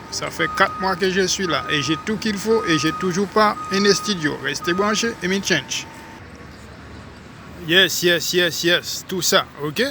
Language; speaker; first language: French; non-native, local second language; Haitian Creole